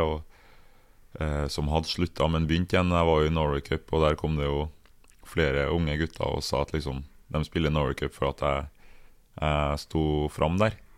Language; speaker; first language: Norwegian; early bilingual, other home language; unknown